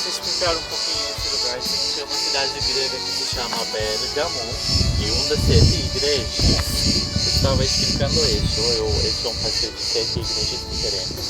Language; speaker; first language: Portuguese; non-native, fluent; Turkish